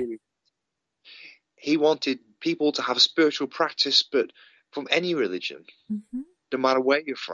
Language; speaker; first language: English; native; English